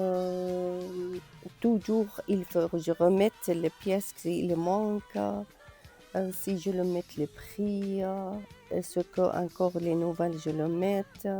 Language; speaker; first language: French; non-native, learner; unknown